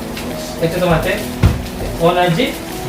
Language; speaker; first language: Japanese; non-native, learner; Indonesian